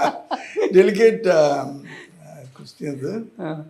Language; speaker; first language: Telugu; non-native, learner; Tamil